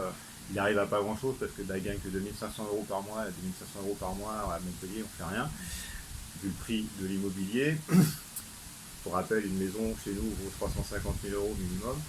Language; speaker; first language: French; native; French